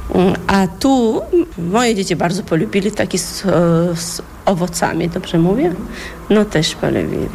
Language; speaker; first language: Polish; non-native, fluent; Chechen